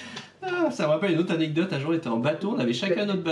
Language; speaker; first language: French; native; French